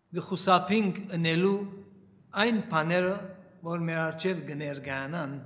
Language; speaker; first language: Armenian; early bilingual, heritage; Armenian